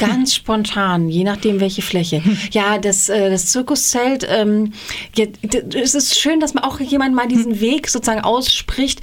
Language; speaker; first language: German; native; German